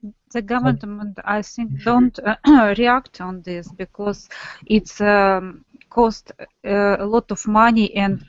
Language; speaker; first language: English; non-native, learner; Russian